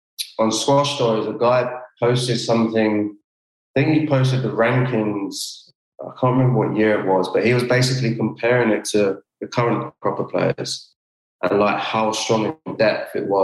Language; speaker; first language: English; native; English